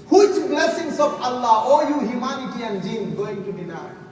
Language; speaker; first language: English; non-native, local second language; Bangla